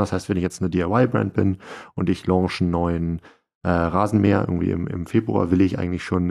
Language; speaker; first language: German; native; German